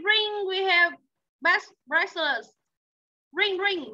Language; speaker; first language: English; non-native, learner; Vietnamese